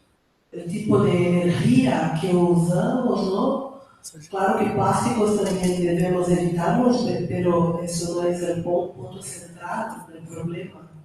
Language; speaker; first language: Spanish; non-native, fluent; Portuguese